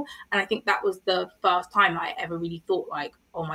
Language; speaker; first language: English; native; English